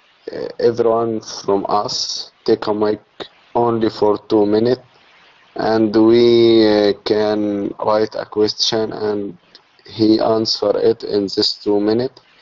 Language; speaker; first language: English; non-native, learner; Arabic